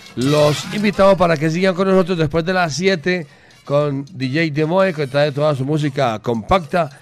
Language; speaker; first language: Spanish; native; Spanish